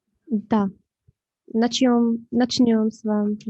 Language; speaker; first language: Russian; non-native, learner; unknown